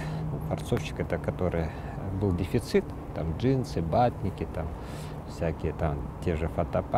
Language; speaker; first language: Russian; native; Russian